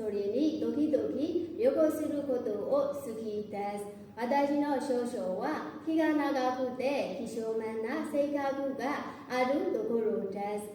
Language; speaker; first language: Japanese; non-native, learner; Burmese